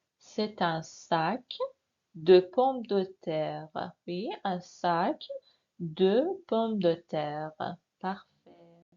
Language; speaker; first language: French; non-native, fluent; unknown